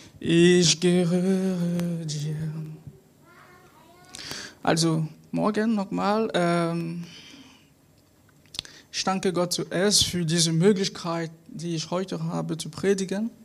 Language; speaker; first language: German; non-native, fluent; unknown